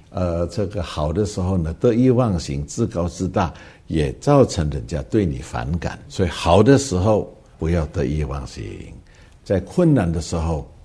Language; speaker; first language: Chinese; early bilingual, heritage; Hakka Chinese